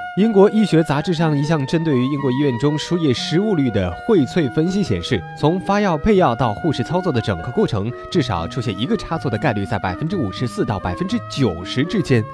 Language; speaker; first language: Chinese; native; Chinese